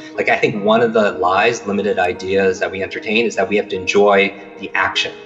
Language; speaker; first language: English; native; English